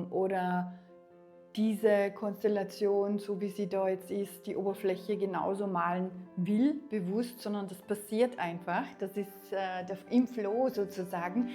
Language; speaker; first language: German; native; German